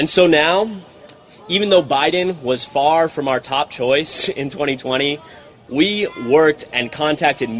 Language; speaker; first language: English; native; English